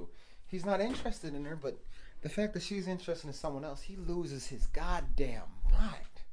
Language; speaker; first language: English; native; English